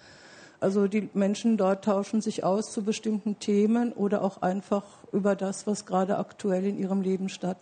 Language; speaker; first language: German; native; German